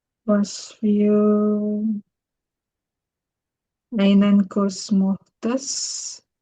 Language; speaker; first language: German; non-native, learner; Indonesian